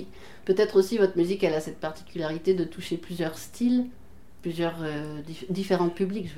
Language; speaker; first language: French; native; French